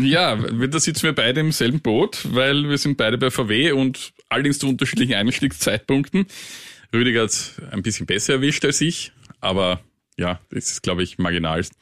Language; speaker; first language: German; native; German